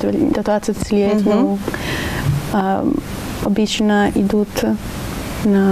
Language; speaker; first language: Russian; non-native, learner; Italian